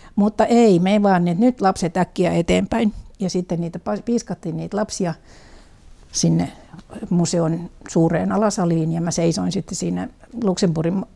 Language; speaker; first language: Finnish; native; Finnish